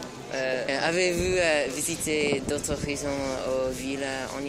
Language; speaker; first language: French; non-native, learner; English